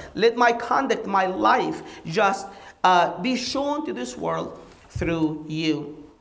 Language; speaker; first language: English; non-native, fluent; Arabic